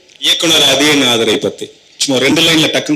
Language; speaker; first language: Tamil; native; Tamil